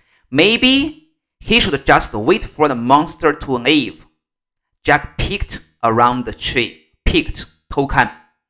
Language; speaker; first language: English; non-native, fluent; Chinese